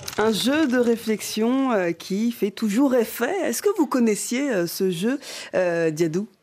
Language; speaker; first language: French; native; French